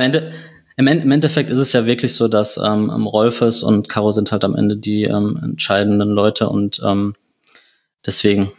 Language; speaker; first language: German; native; German